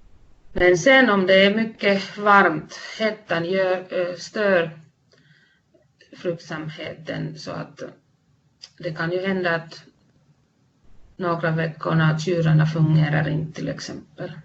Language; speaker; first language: Swedish; non-native, fluent; Finnish